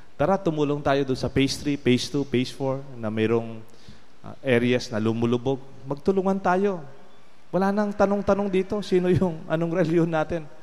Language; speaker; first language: Filipino; non-native, local second language; Pampanga